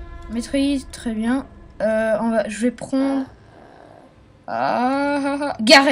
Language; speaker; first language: French; native; French